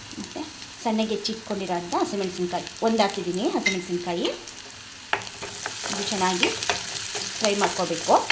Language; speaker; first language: Kannada; native; Kannada